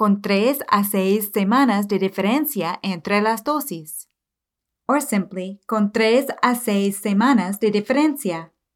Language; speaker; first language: Spanish; non-native, fluent; English